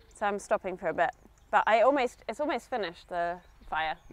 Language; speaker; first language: English; native; English